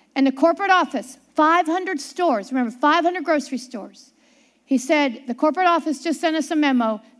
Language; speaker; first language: English; native; English